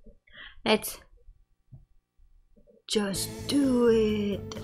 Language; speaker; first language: English; non-native, learner; Japanese